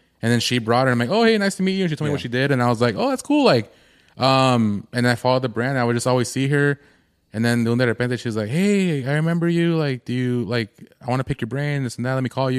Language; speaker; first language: English; early bilingual, other home language; Spanish